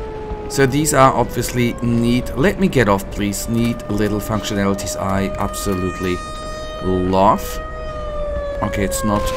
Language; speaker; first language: English; non-native, fluent; German